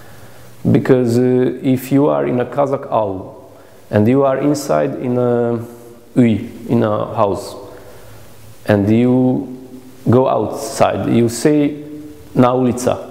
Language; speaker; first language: English; non-native, learner; Hungarian